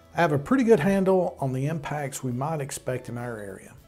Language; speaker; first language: English; native; English